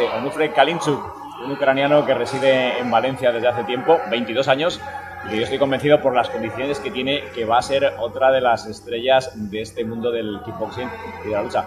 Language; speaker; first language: Spanish; native; Spanish